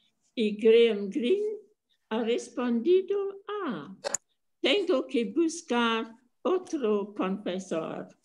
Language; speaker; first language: Spanish; non-native, fluent; English